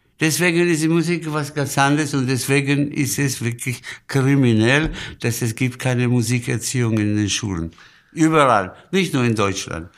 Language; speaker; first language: German; non-native, fluent; Spanish